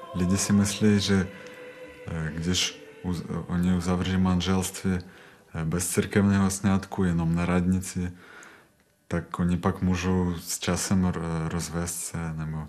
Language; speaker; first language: Czech; non-native, fluent; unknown